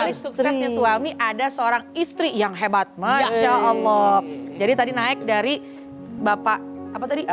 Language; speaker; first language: Indonesian; native; Indonesian